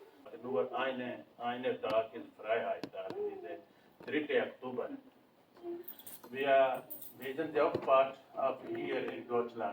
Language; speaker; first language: German; non-native, learner; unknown